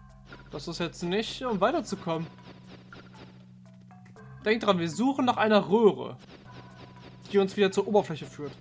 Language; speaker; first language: German; native; German